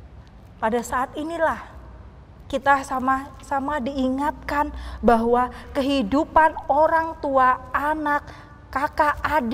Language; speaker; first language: Indonesian; native; Indonesian